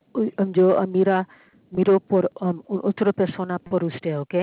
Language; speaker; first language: Spanish; non-native, learner; English